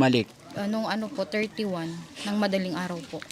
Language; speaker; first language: Filipino; native; Filipino